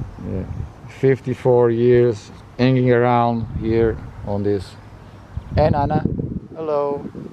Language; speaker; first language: English; non-native, fluent; Portuguese